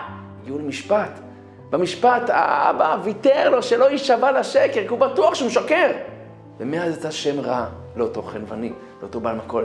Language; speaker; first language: Hebrew; native; Hebrew